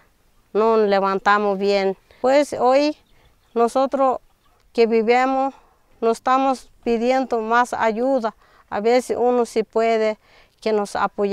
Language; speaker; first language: Spanish; non-native, local second language; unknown